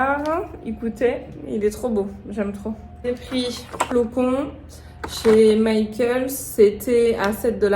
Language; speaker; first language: French; native; French